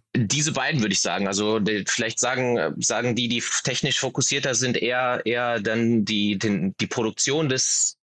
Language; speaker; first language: German; native; German